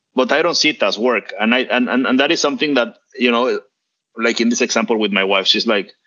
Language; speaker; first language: English; non-native, fluent; Spanish